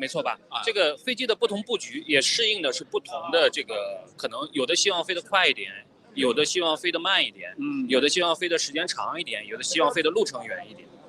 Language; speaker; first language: Chinese; native; Chinese